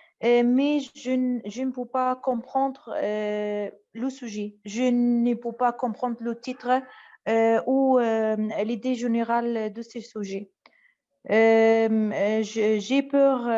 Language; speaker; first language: French; non-native, learner; Arabic